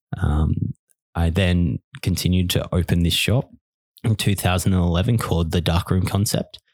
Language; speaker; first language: English; native; English